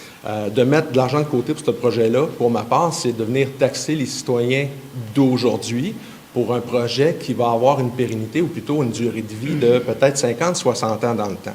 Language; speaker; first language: French; native; French